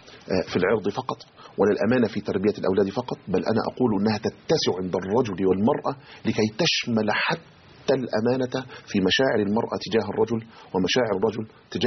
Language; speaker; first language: Arabic; native; Arabic